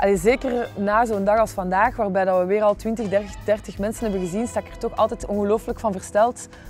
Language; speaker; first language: Dutch; native; Dutch